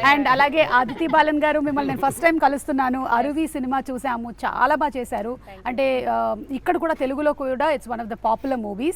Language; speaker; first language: Telugu; native; Telugu